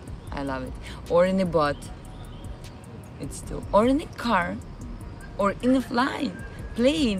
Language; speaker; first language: English; non-native, learner; Russian